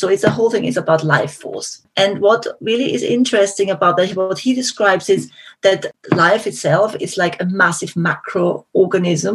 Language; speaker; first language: English; non-native, fluent; German